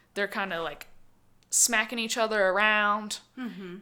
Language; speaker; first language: English; native; English